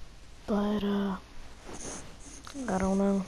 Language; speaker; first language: English; native; English